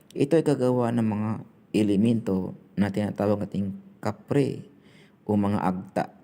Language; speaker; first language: Filipino; non-native, local second language; Cebuano